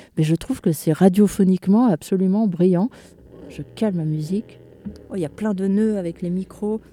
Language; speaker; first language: French; native; French